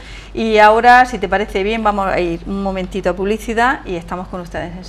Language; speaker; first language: Spanish; native; Spanish